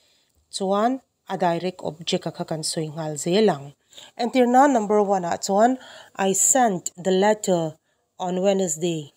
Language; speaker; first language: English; non-native, local second language; Mizo